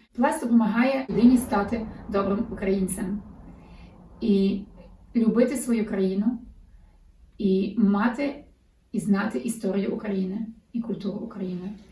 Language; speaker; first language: Ukrainian; early bilingual, heritage; Ukrainian